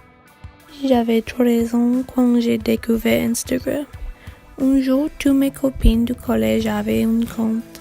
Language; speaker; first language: French; non-native, learner; English